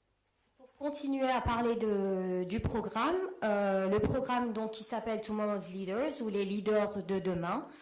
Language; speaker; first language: French; non-native, local second language; Arabic